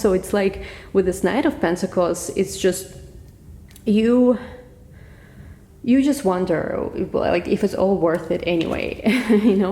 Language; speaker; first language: English; non-native, fluent; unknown